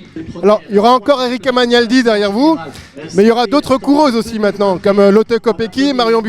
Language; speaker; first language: French; native; French